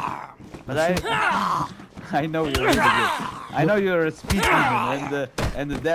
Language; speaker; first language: English; non-native, fluent; Italian